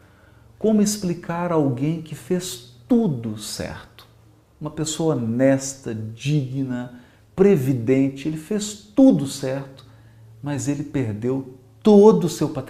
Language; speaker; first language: Portuguese; native; Portuguese